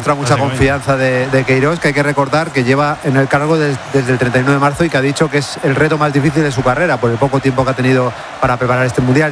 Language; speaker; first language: Spanish; native; Spanish